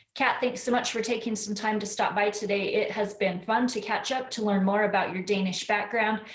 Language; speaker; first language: English; non-native, fluent; Danish